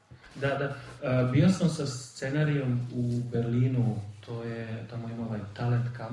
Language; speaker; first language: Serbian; early bilingual, heritage; Serbian